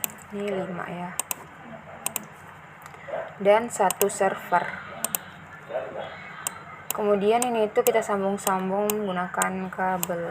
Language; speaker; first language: Indonesian; native; Indonesian